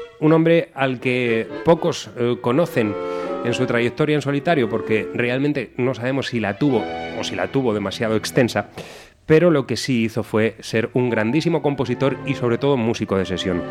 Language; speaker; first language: Spanish; native; Spanish